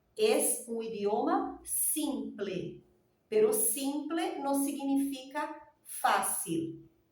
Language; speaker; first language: Spanish; non-native, fluent; Portuguese